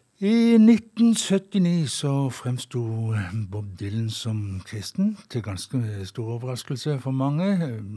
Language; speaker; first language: Norwegian; native; Norwegian